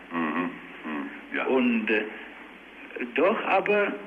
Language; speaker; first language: German; non-native, learner; Czech